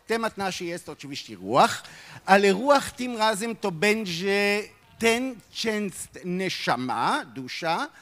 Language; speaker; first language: Polish; non-native, fluent; Hebrew